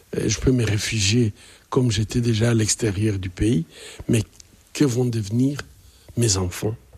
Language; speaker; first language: French; non-native, local second language; Swahili